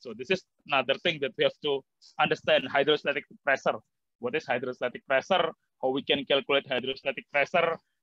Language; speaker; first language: English; non-native, fluent; Javanese